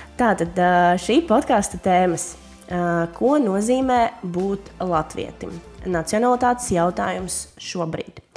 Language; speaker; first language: Latvian; non-native, local second language; Russian